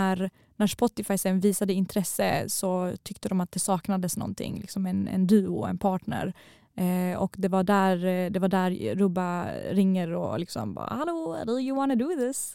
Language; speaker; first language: Swedish; early bilingual, other home language; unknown